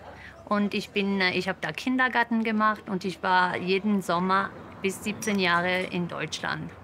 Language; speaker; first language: German; early bilingual, other home language; Italian